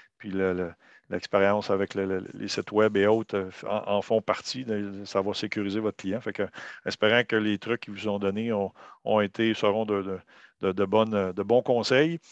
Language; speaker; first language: French; native; French